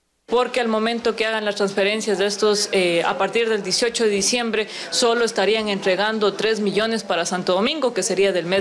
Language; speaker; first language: Spanish; native; Spanish